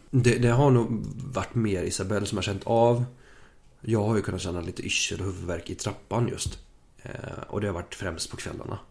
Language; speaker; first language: Swedish; early bilingual, other home language; German